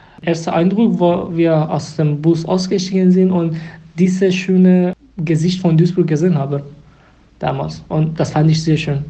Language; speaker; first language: German; non-native, fluent; Persian